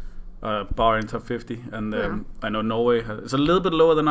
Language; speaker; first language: English; non-native, fluent; Danish